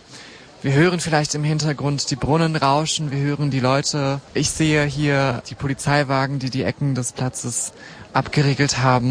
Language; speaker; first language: German; native; German